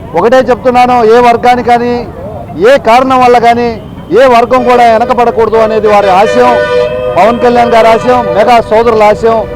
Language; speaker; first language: Telugu; native; Telugu